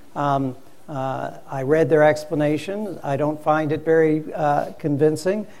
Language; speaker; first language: English; native; English